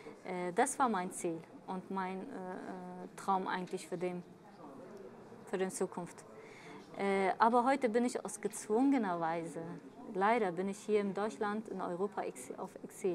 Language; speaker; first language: German; early bilingual, other home language; Kurdish